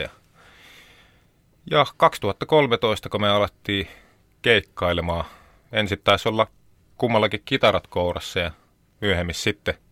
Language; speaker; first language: Finnish; native; Finnish